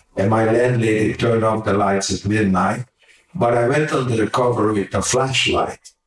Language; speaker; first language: English; non-native, fluent; Hungarian